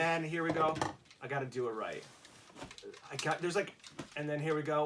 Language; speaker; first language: English; native; English